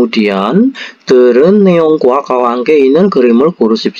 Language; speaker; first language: Korean; non-native, fluent; Indonesian